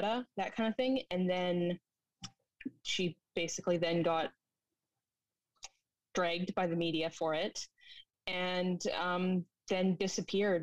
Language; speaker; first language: English; native; English